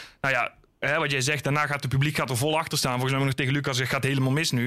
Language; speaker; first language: Dutch; native; Dutch